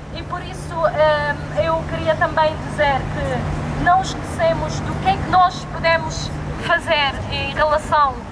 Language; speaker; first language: Portuguese; non-native, fluent; Arabic